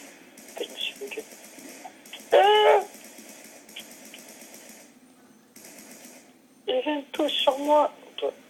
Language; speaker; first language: French; native; French